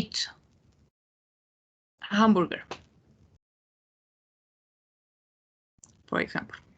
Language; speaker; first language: English; non-native, fluent; Spanish